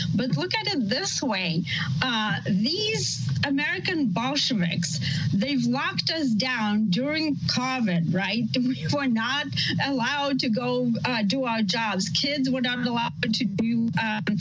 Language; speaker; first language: English; non-native, fluent; Russian